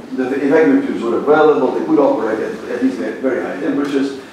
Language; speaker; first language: English; non-native, fluent; Portuguese